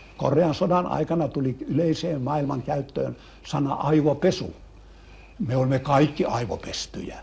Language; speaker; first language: Finnish; native; Finnish